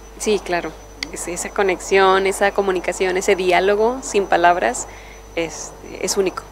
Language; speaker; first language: Spanish; native; Spanish